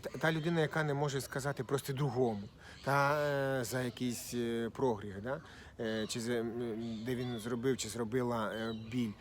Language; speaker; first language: Ukrainian; non-native, local second language; Russian